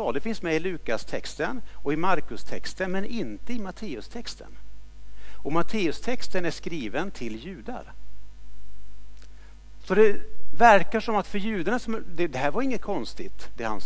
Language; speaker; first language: Swedish; native; Swedish